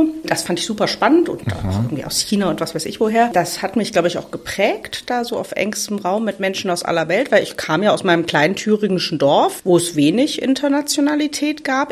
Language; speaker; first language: German; native; German